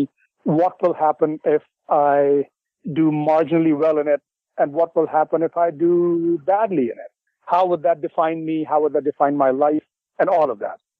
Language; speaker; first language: English; non-native, local second language; Urdu